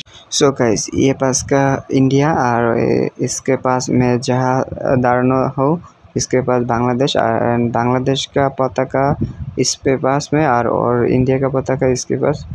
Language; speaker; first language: Hindi; non-native, learner; Bangla